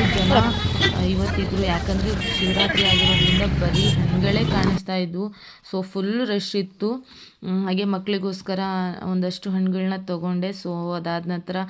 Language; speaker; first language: Kannada; non-native, local second language; Lambadi